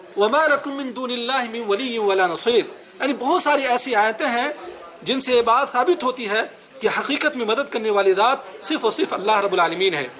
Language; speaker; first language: Urdu; native; Urdu